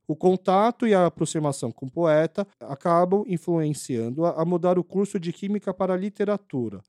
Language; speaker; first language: Portuguese; early bilingual, other home language; Korean